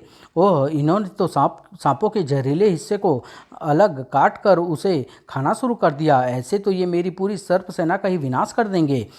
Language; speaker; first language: Hindi; native; Hindi